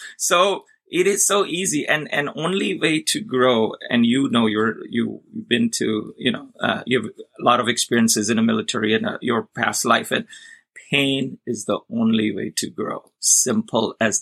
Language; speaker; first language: English; non-native, local second language; Gujarati